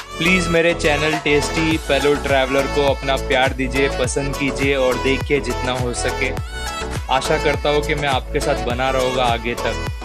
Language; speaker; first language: Hindi; non-native, local second language; Bangla